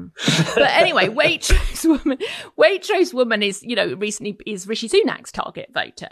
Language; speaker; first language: English; native; English